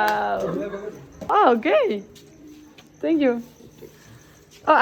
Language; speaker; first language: English; non-native, learner; French